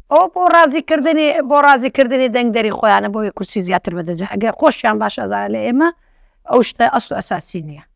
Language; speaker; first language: Central Kurdish; non-native, local second language; Turkish